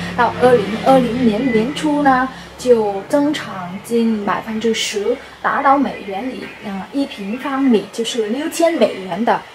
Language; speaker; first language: Chinese; non-native, fluent; Vietnamese